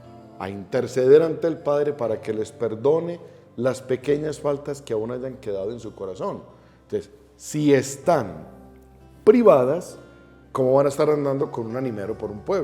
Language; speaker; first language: Spanish; native; Spanish